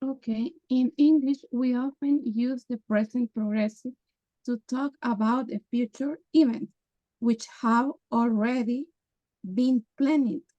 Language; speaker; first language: English; non-native, learner; Spanish